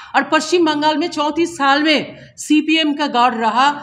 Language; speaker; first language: Hindi; non-native, local second language; Bangla